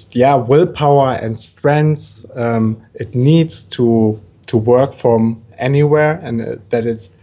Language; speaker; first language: English; non-native, fluent; German